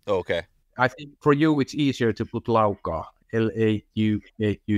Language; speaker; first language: English; non-native, fluent; Finnish